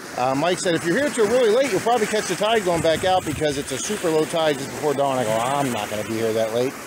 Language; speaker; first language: English; native; English